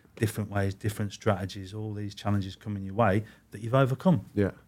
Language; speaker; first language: English; native; English